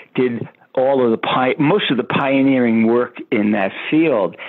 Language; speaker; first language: English; native; English